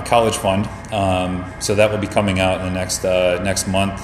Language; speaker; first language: English; native; English